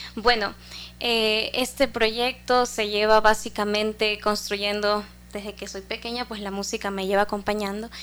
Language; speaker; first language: Spanish; native; Spanish